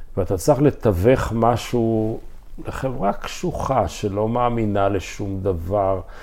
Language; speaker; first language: Hebrew; native; Hebrew